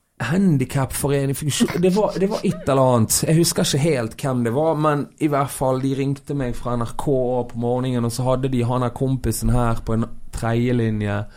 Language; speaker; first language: Norwegian; early bilingual, other home language; Kabuverdianu